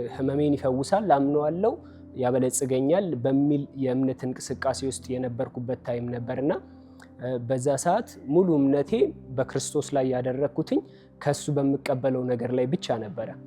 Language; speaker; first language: Amharic; native; Amharic